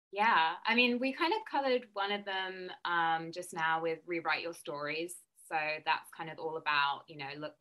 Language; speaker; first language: English; native; English